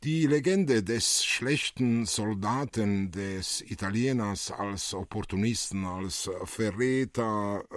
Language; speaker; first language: German; early bilingual, other home language; Italian